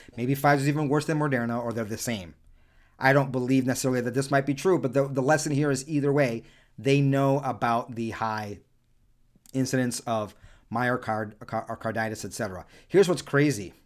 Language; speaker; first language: English; early bilingual, other home language; Spanish